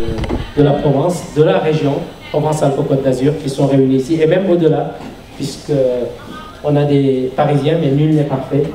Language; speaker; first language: French; non-native, local second language; Wolof